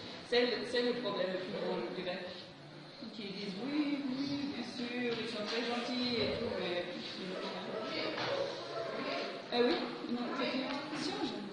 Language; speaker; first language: French; non-native, fluent; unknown